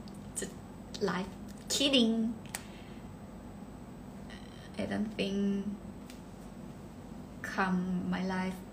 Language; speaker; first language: English; non-native, learner; Thai